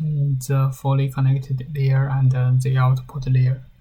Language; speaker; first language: English; non-native, learner; Chinese